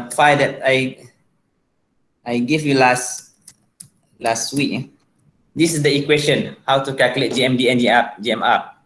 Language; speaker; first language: English; non-native, local second language; Malay